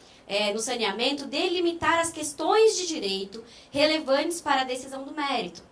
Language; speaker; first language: Portuguese; native; Portuguese